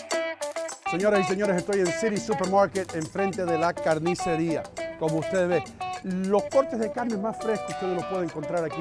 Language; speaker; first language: Spanish; native; Spanish